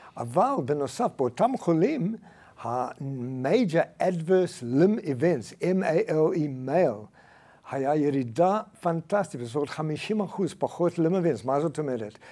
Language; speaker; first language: Hebrew; native; Hebrew